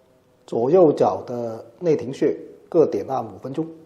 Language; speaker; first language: Chinese; native; Chinese